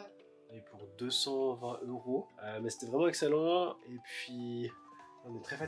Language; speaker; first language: French; native; French